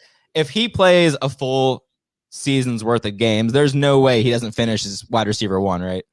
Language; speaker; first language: English; native; English